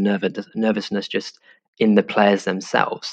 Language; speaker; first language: English; native; English